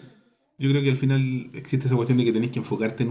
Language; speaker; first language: Spanish; native; Spanish